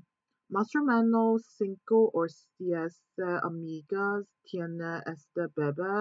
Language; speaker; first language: Spanish; non-native, learner; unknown